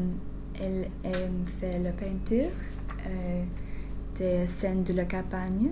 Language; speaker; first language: French; non-native, learner; English